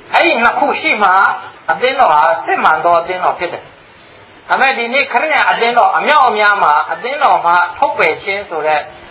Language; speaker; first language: Burmese; non-native, local second language; Hakha Chin